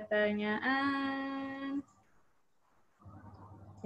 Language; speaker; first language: Indonesian; native; Indonesian